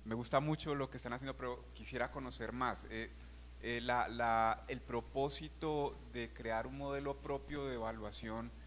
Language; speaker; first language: Spanish; native; Spanish